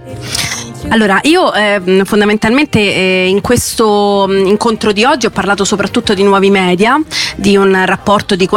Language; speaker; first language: Italian; native; Italian